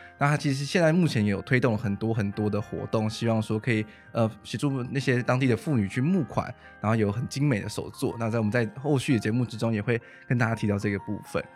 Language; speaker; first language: Chinese; native; Chinese